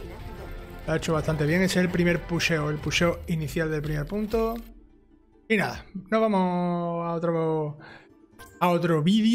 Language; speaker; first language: Spanish; native; Spanish